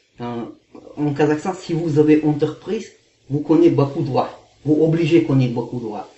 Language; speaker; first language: French; non-native, learner; Kazakh